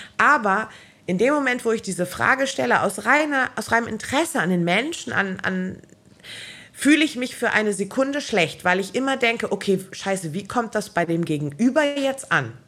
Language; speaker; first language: German; native; German